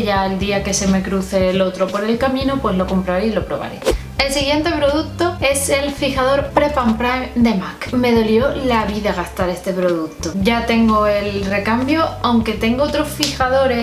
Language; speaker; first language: Spanish; native; Spanish